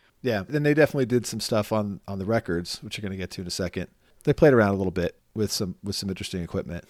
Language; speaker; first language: English; native; English